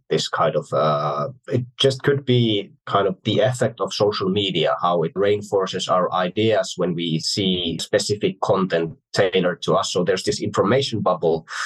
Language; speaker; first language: English; non-native, fluent; Finnish